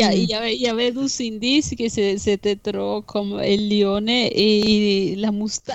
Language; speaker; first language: French; non-native, fluent; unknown